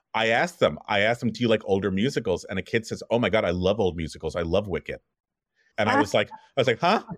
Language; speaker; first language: English; native; English